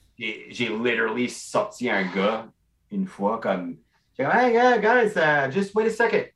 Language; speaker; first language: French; non-native, local second language; English